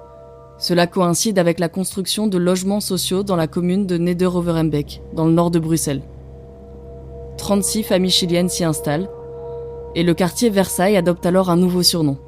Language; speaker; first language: French; native; French